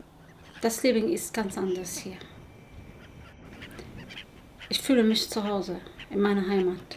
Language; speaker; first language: German; non-native, learner; Arabic